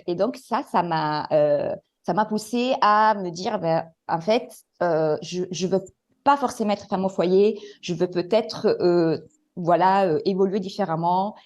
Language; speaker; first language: French; non-native, fluent; Italian